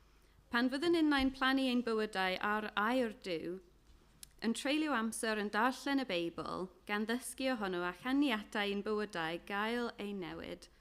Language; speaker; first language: Welsh; non-native, fluent; English